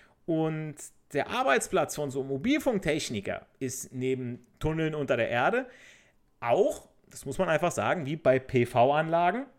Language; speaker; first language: German; native; German